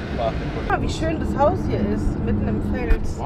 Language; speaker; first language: German; native; German